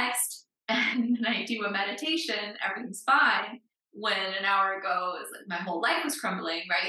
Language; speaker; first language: English; native; English